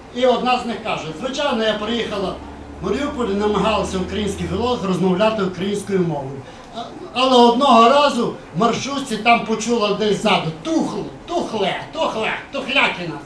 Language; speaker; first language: Ukrainian; native; Ukrainian